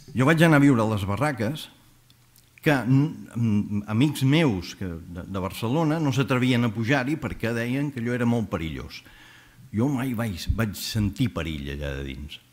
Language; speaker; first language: Catalan; native; Catalan